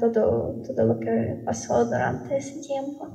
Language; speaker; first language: Spanish; non-native, fluent; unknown